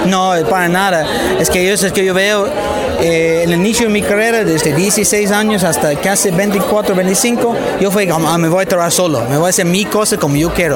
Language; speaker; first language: Spanish; non-native, fluent; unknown